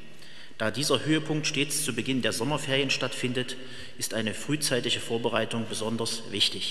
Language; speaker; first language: German; native; German